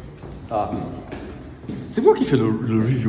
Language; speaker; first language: French; non-native, fluent; German